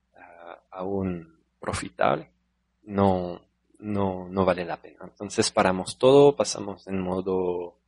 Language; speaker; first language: Spanish; non-native, fluent; French